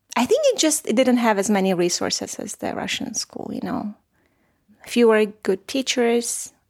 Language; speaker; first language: English; non-native, fluent; Armenian